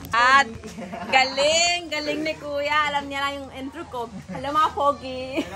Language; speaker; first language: Filipino; non-native, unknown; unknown